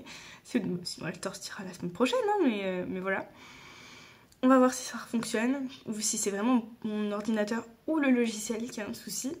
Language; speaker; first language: French; native; French